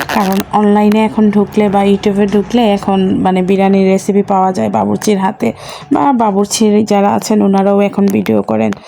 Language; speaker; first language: Bangla; non-native, local second language; Sylheti